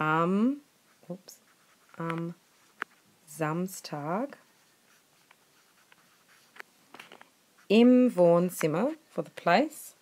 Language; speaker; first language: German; non-native, fluent; English